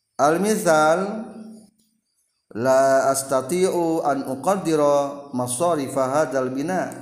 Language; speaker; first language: Arabic; non-native, fluent; Indonesian